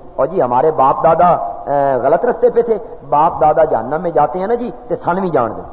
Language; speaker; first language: Urdu; non-native, local second language; Punjabi